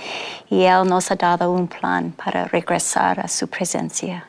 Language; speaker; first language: Spanish; non-native, fluent; English